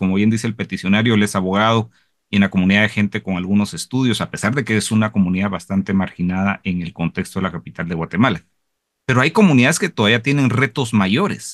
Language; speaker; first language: Spanish; native; Spanish